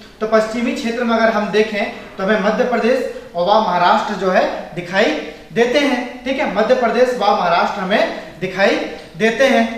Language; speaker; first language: Hindi; native; Hindi